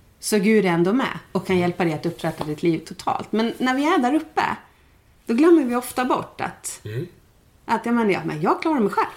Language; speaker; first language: Swedish; native; Swedish